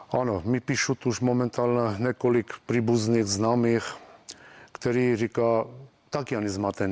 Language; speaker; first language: Czech; non-native, fluent; Armenian